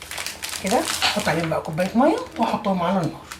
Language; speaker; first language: Arabic; native; Arabic